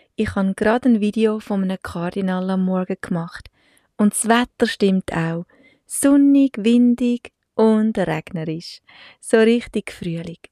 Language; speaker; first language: German; native; German